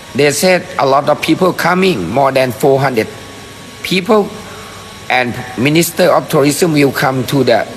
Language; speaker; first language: English; non-native, learner; Thai